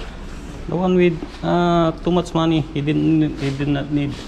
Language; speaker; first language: English; non-native, learner; Filipino